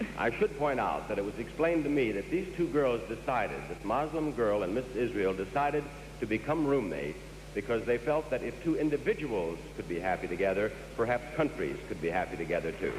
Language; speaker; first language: English; native; English